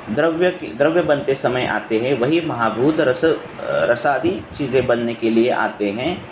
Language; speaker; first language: Hindi; non-native, local second language; Marathi